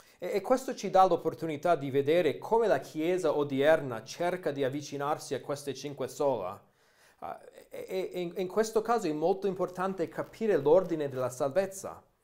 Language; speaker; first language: Italian; non-native, fluent; English